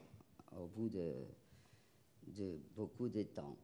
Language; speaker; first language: French; non-native, fluent; Spanish